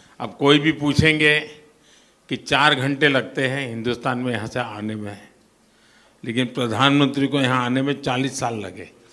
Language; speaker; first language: Hindi; non-native, local second language; Gujarati